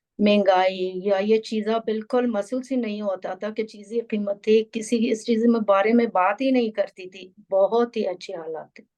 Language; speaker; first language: Urdu; non-native, fluent; Persian